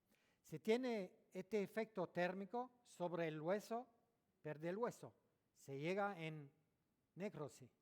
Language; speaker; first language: Spanish; non-native, learner; French